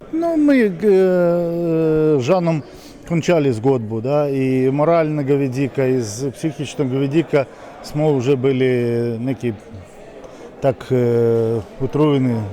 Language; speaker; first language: Slovenian; non-native, learner; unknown